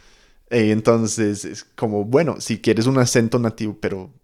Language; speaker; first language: Spanish; non-native, fluent; English